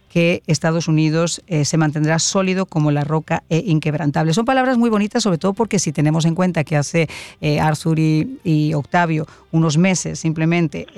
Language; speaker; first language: Spanish; native; Spanish